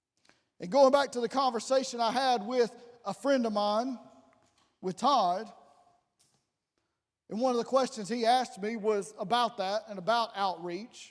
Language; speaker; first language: English; native; English